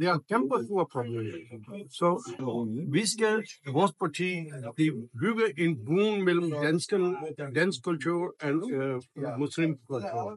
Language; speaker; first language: Danish; non-native, learner; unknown